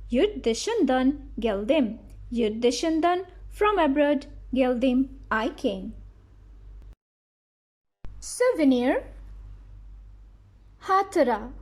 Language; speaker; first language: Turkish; non-native, fluent; Bangla